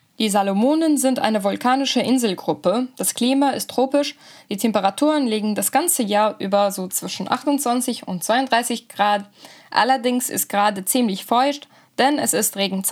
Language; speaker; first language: German; native; German